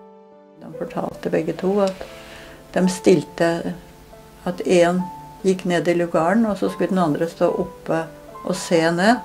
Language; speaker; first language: Norwegian; native; Norwegian